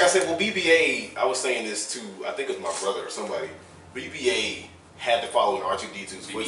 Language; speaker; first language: English; native; English